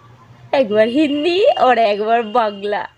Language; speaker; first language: Hindi; non-native, local second language; Bangla